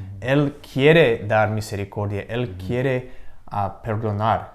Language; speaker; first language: Spanish; non-native, learner; English